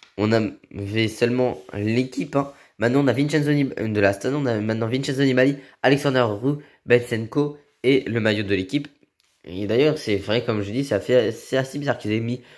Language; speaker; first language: French; native; French